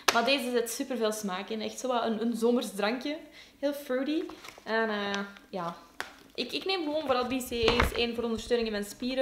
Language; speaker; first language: Dutch; native; Dutch